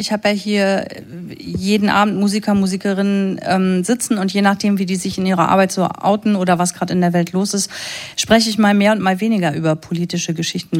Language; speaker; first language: German; native; German